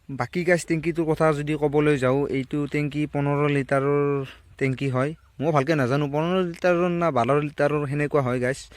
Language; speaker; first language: Assamese; native; Assamese